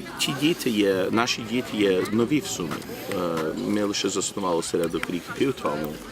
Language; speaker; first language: Ukrainian; early bilingual, heritage; Ukrainian